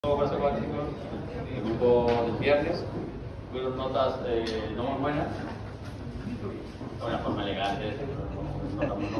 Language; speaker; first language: Spanish; native; Spanish